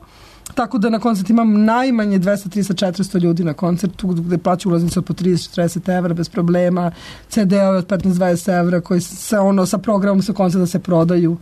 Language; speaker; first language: Serbian; native; Serbian